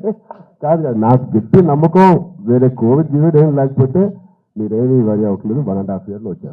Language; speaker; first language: Telugu; native; Telugu